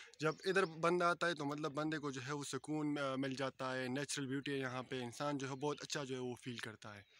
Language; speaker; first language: Urdu; non-native, local second language; Pashto